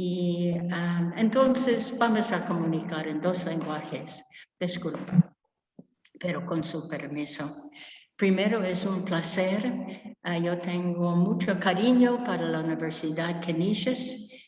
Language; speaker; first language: Spanish; non-native, fluent; English